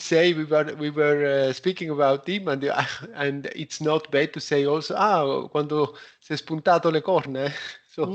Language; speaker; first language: English; non-native, learner; Italian